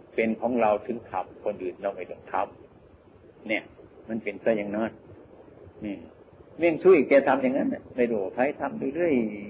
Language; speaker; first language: Thai; non-native, local second language; Northeastern Thai